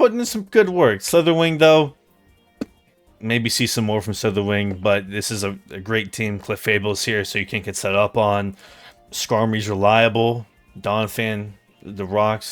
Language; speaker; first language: English; native; English